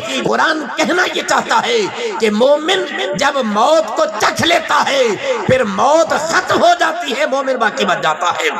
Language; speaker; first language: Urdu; non-native, local second language; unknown